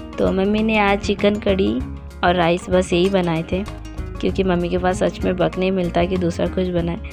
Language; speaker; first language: Hindi; non-native, local second language; Bangla